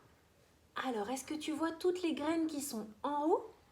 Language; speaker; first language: French; native; French